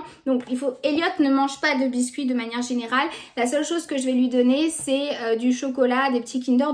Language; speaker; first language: French; native; French